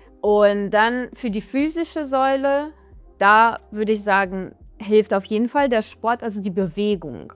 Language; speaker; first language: German; non-native, fluent; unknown